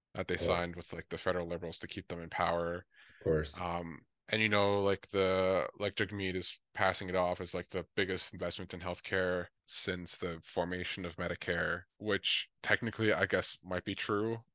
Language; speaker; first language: English; native; English